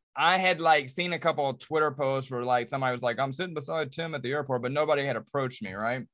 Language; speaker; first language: English; native; English